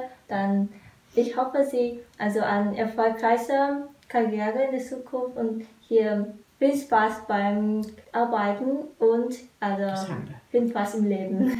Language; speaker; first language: German; non-native, fluent; Vietnamese